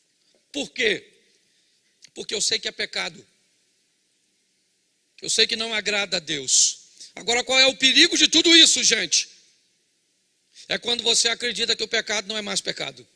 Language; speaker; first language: Portuguese; native; Portuguese